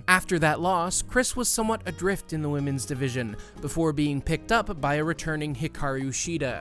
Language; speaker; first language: English; native; English